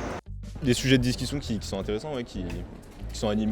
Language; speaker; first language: French; native; French